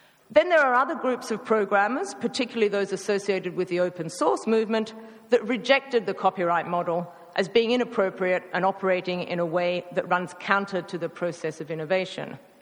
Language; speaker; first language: English; native; English